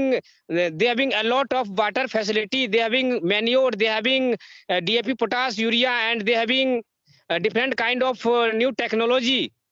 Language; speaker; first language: English; non-native, learner; Hindi